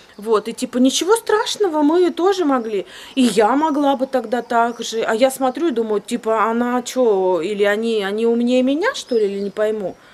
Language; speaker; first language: Russian; native; Russian